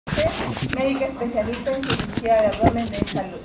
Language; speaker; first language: Spanish; native; Spanish